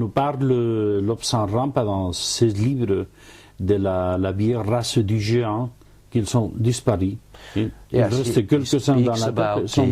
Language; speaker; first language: French; non-native, fluent; Spanish